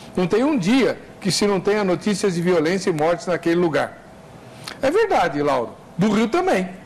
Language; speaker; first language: Portuguese; native; Portuguese